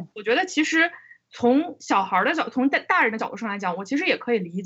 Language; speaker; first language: Chinese; native; Chinese